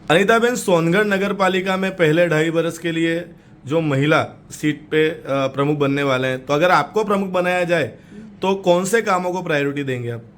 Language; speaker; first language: Hindi; non-native, local second language; Gujarati